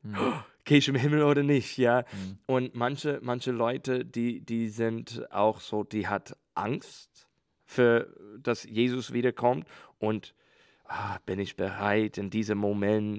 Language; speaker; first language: German; non-native, learner; English